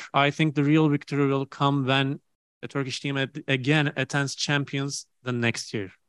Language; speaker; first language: English; non-native, fluent; Turkish